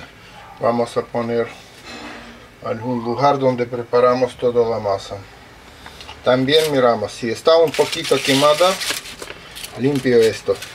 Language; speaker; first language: Spanish; non-native, fluent; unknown